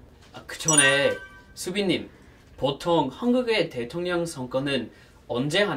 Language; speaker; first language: Korean; non-native, fluent; English